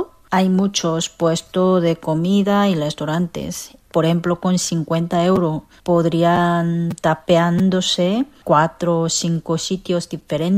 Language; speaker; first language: Spanish; non-native, fluent; Korean